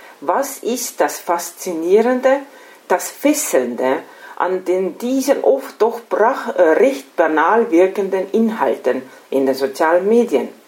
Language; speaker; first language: German; non-native, fluent; Estonian